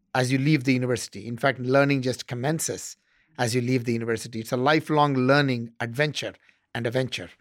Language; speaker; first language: English; non-native, local second language; Tamil